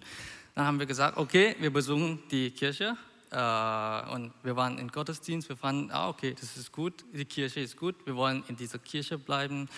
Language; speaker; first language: German; non-native, fluent; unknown